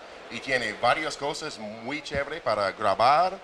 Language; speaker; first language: Spanish; non-native, fluent; English